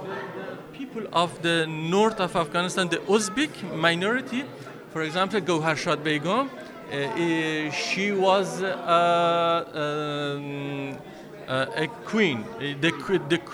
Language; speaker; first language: English; non-native, fluent; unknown